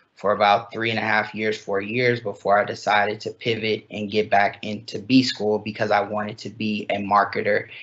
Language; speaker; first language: English; native; English